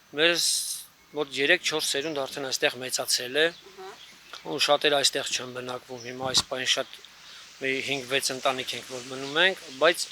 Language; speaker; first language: Armenian; non-native, local second language; Kurdish